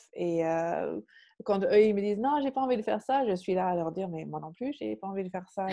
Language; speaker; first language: French; non-native, fluent; English